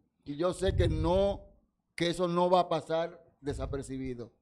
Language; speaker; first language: Spanish; native; Spanish